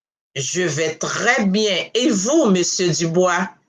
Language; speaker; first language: French; non-native, local second language; Haitian Creole